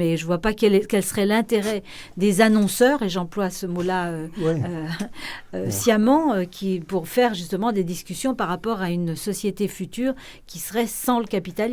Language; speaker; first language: French; native; French